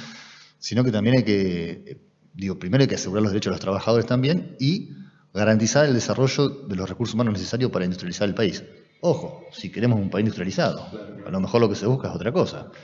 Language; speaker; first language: Spanish; native; Spanish